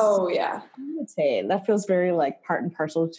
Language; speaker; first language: English; native; English